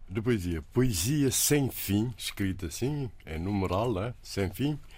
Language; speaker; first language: Portuguese; native; Portuguese